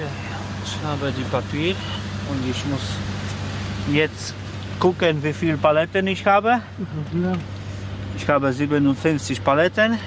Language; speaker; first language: German; non-native, learner; Polish